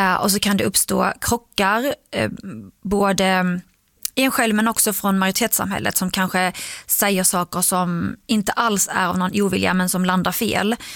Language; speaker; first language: Swedish; early bilingual, other home language; Arabic